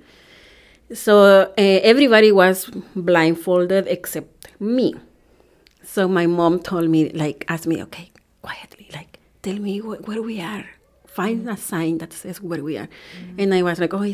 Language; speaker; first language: English; non-native, fluent; Spanish